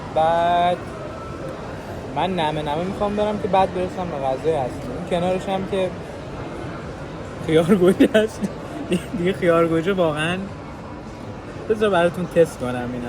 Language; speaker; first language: Persian; native; Persian